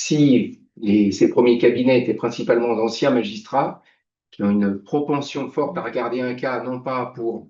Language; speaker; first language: French; native; French